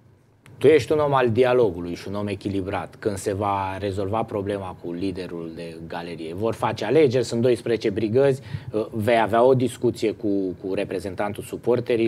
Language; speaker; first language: Romanian; native; Romanian